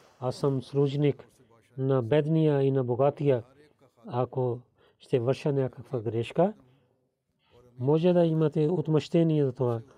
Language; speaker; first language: Bulgarian; non-native, learner; Urdu